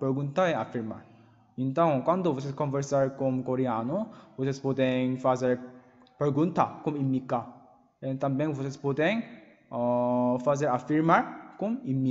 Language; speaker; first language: Portuguese; non-native, learner; Korean